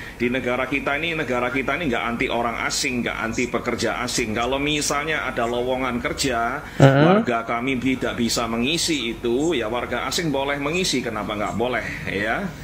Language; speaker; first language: Indonesian; native; Indonesian